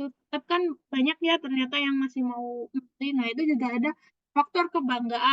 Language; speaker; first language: Indonesian; native; Indonesian